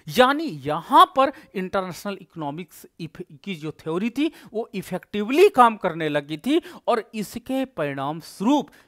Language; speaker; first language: Hindi; native; Hindi